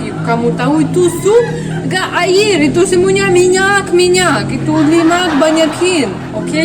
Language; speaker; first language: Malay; non-native, learner; Russian